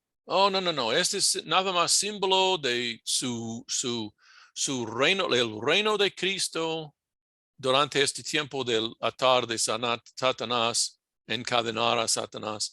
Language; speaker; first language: Spanish; non-native, fluent; English